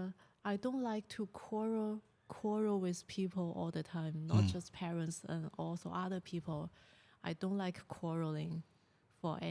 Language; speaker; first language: English; non-native, learner; Chinese